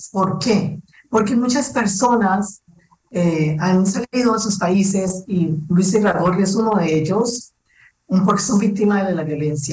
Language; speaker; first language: Spanish; native; Spanish